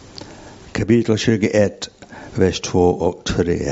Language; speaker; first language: Swedish; non-native, fluent; English